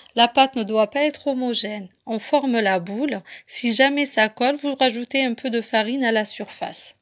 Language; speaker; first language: French; non-native, local second language; Arabic